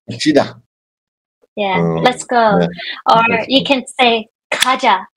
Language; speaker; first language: English; native; English